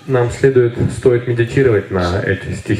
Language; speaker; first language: Russian; native; Russian